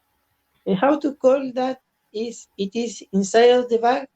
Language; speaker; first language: English; non-native, learner; Spanish